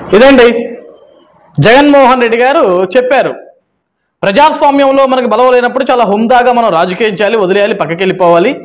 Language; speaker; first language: Telugu; native; Telugu